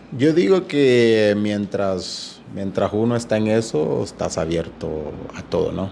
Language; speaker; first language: Spanish; native; Spanish